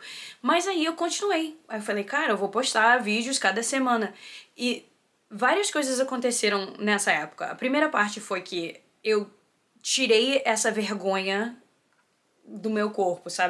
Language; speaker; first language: Portuguese; early bilingual, heritage; Portuguese